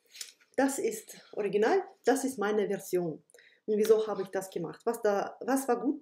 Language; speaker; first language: German; non-native, fluent; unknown